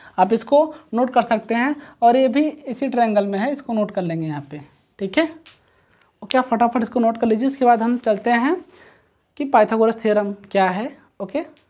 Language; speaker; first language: Hindi; native; Hindi